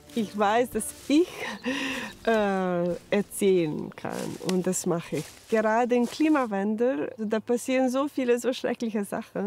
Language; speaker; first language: German; non-native, fluent; Slovenian